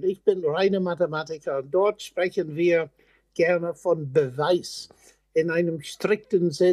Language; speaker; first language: German; non-native, fluent; English